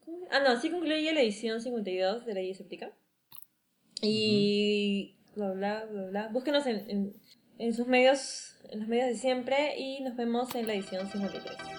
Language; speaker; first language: Spanish; native; Spanish